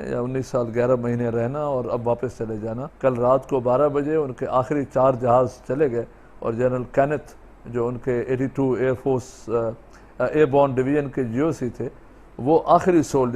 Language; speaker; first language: Urdu; non-native, local second language; Sindhi